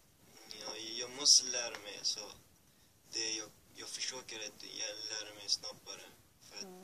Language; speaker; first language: Swedish; early bilingual, other home language; Persian